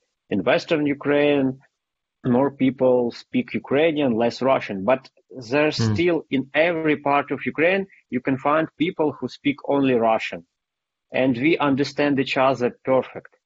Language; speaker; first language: English; non-native, fluent; Ukrainian